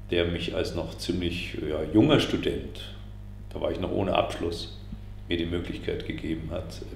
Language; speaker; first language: German; native; German